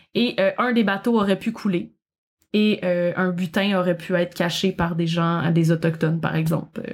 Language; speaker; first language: French; native; French